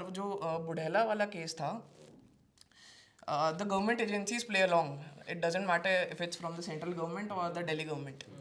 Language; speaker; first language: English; non-native, local second language; Hindi